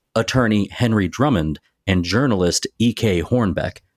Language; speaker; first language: English; native; English